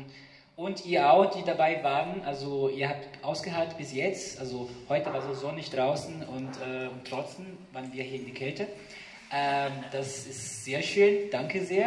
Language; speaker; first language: German; non-native, fluent; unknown